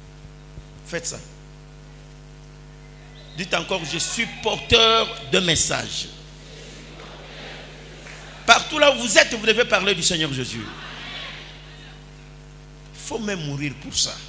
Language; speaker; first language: French; non-native, local second language; Lingala